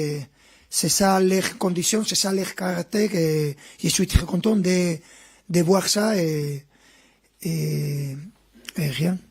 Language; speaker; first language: French; non-native, fluent; Spanish